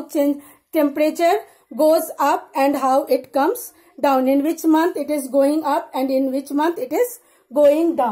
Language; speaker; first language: English; non-native, local second language; Hindi